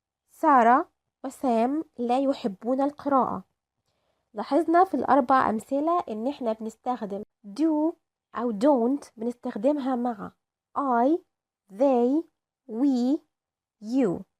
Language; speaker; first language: Arabic; native; Arabic